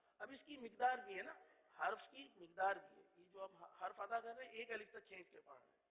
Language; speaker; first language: Urdu; native; Urdu